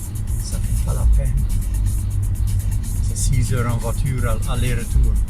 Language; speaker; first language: French; non-native, fluent; German